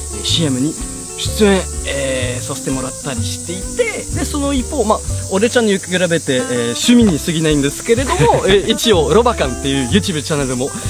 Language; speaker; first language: Japanese; non-native, fluent; French